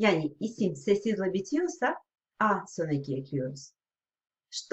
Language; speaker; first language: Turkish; non-native, fluent; Russian